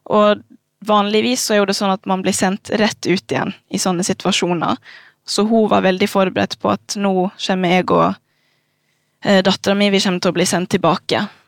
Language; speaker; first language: Norwegian; early bilingual, other home language; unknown